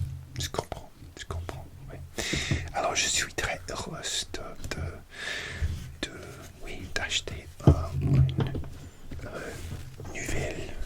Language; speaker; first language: French; non-native, learner; English